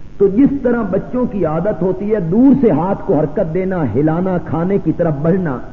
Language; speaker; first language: Urdu; non-native, local second language; Punjabi